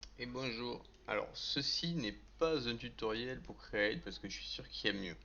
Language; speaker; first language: French; native; French